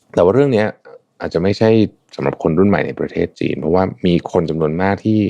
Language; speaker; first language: Thai; early bilingual, other home language; Chinese